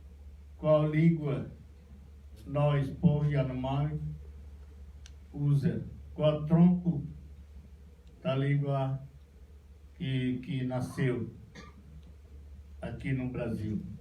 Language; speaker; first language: Portuguese; non-native, local second language; Yanomámi